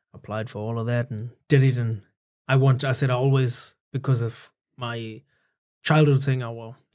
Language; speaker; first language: English; native; English